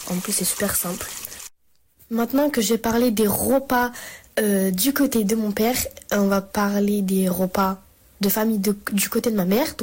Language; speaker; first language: French; native; French